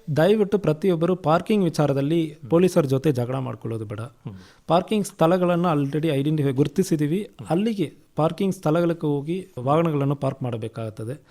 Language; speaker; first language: Kannada; non-native, local second language; Tamil